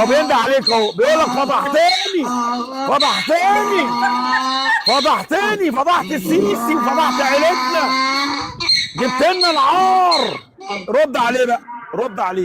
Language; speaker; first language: Arabic; native; Arabic